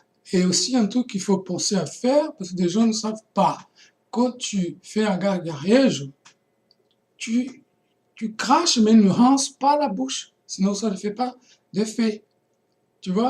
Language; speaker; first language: French; non-native, fluent; Portuguese